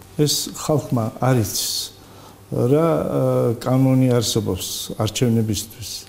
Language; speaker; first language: Georgian; non-native, local second language; Azerbaijani